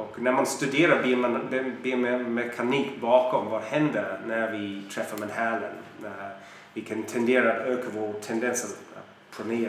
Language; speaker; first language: Swedish; non-native, fluent; English